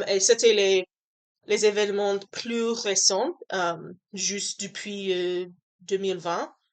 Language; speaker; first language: French; non-native, learner; English